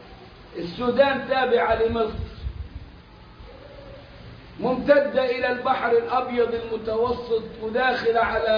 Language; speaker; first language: Arabic; native; Arabic